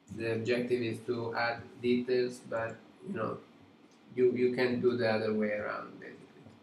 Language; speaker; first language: English; non-native, fluent; Italian